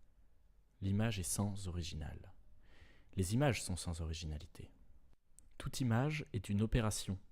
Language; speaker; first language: French; native; French